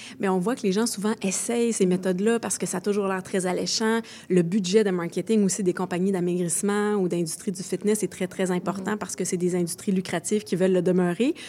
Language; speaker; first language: French; native; French